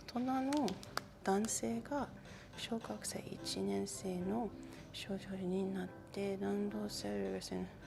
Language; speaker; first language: Japanese; non-native, learner; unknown